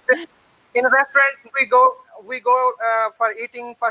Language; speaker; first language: English; non-native, learner; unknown